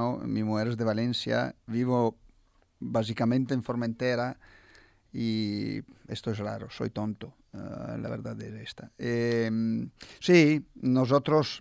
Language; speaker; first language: Spanish; non-native, fluent; Italian